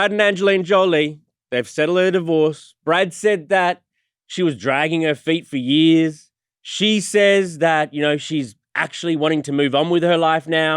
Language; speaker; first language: English; native; English